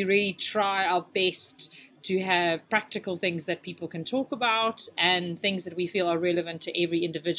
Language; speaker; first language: English; native; English